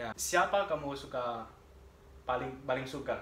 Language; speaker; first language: Indonesian; non-native, learner; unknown